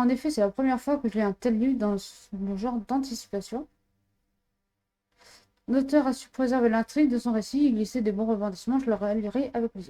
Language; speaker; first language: French; native; French